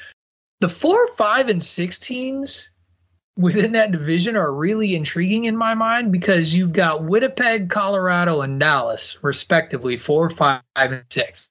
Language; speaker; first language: English; native; English